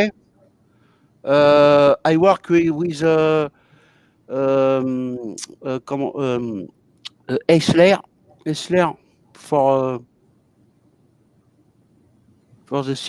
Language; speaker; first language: English; non-native, learner; French